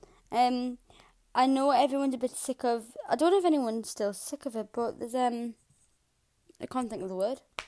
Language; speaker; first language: English; native; English